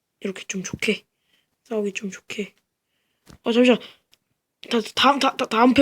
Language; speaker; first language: Korean; native; Korean